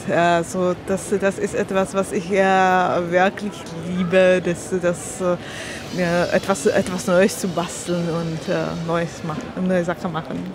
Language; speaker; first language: German; non-native, learner; Slovak